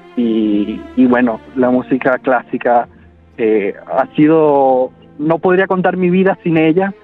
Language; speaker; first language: Spanish; native; Spanish